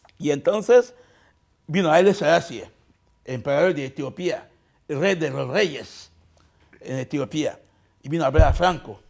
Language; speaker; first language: Spanish; non-native, local second language; Fang